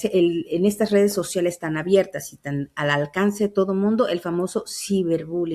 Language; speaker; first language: Spanish; native; Spanish